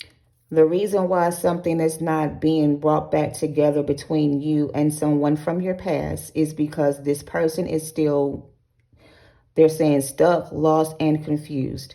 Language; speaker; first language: English; native; English